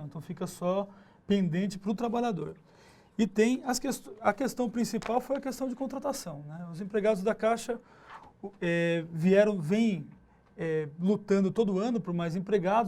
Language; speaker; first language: Portuguese; native; Portuguese